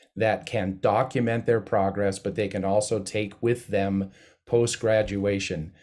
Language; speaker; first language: English; native; English